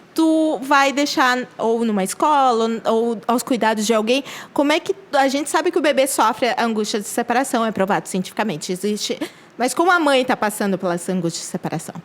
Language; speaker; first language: Portuguese; native; Portuguese